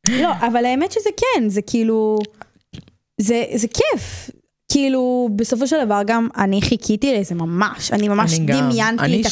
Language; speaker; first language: Hebrew; native; Hebrew